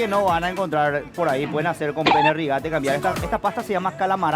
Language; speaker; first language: Spanish; native; Spanish